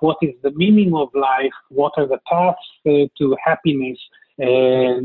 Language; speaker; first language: English; non-native, fluent; Hebrew